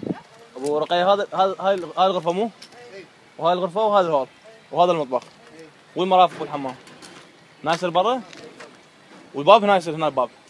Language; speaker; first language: Arabic; native; Arabic